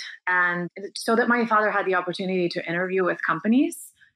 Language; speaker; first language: English; early bilingual, other home language; Bulgarian